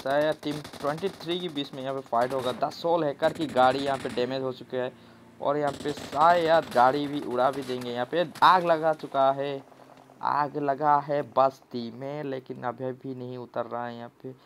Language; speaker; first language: Hindi; non-native, local second language; Assamese